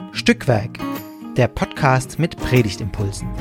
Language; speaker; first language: German; native; German